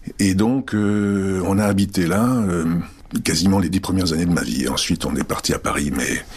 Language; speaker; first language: French; early bilingual, other home language; Czech